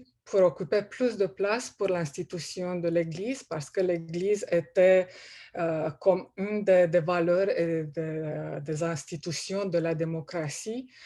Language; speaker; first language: French; non-native, fluent; Romanian